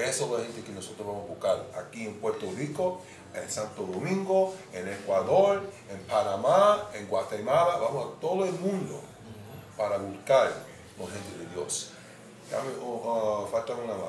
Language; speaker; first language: Spanish; non-native, fluent; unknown